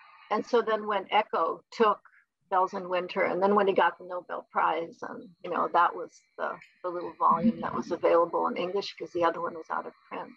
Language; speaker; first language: English; early bilingual, other home language; Polish